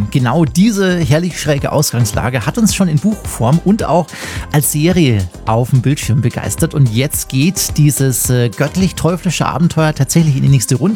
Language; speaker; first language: German; native; German